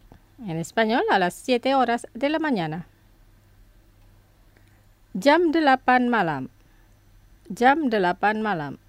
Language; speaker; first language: Spanish; non-native, fluent; Indonesian